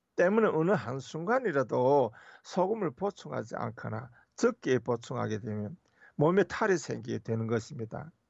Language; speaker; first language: Korean; native; Korean